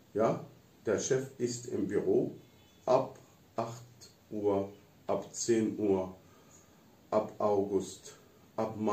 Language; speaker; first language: German; non-native, fluent; Arabic